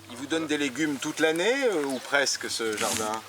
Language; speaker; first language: French; native; French